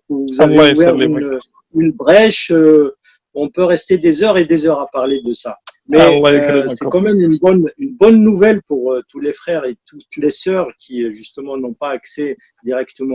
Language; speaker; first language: French; native; French